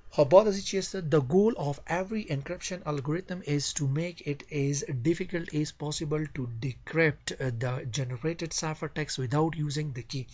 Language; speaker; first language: English; non-native, fluent; Persian